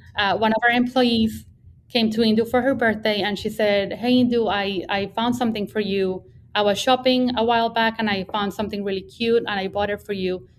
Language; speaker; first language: English; non-native, fluent; Spanish